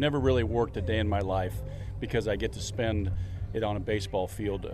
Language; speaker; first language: English; native; English